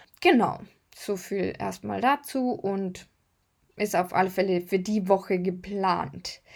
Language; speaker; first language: German; native; German